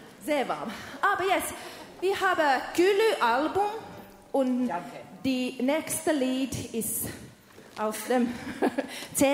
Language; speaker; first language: German; non-native, learner; Finnish